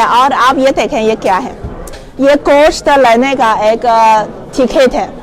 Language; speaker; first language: Hindi; non-native, learner; Chinese